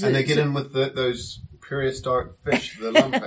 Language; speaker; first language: English; native; English